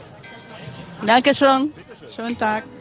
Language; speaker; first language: German; non-native, learner; Ukrainian